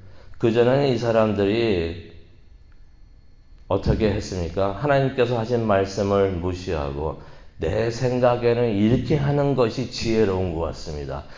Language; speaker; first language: Korean; native; Korean